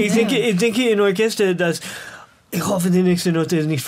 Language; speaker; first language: German; non-native, learner; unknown